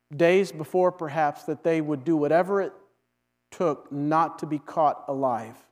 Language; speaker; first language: English; native; English